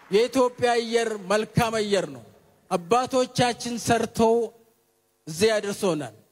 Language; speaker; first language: Amharic; non-native, local second language; Oromo